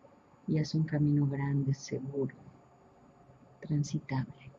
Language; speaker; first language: Spanish; native; Spanish